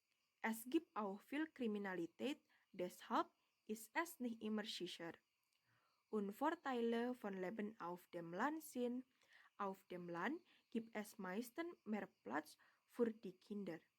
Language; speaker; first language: German; non-native, learner; Indonesian